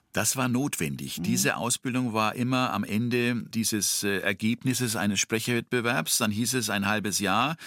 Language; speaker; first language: German; native; German